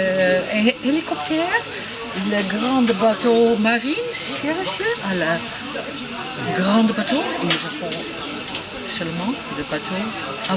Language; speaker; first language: French; non-native, learner; Dutch